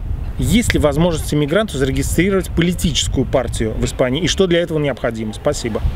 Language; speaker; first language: Russian; native; Russian